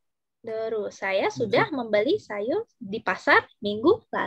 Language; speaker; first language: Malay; non-native, fluent; Indonesian